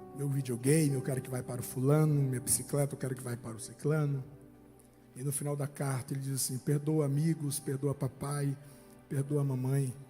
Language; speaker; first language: Portuguese; native; Portuguese